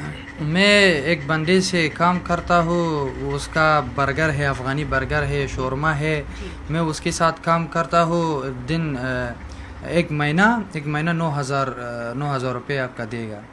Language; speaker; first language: Hindi; non-native, learner; Persian